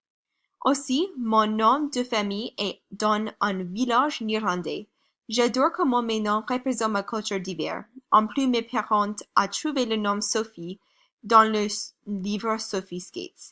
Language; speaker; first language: French; non-native, learner; English